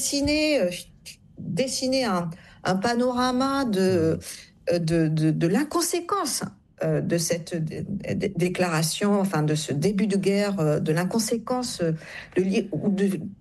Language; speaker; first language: French; native; French